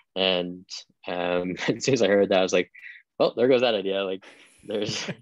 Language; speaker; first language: English; native; English